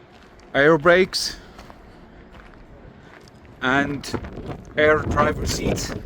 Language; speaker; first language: English; non-native, learner; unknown